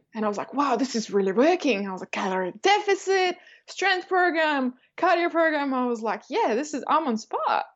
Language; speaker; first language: English; early bilingual, other home language; Russian